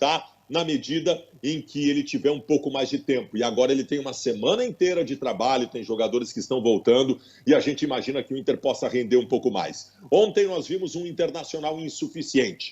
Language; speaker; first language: Portuguese; native; Portuguese